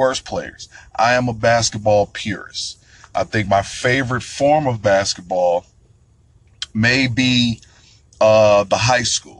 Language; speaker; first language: English; native; English